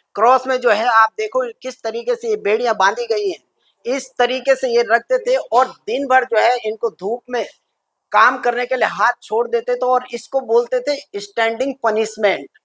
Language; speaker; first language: Hindi; native; Hindi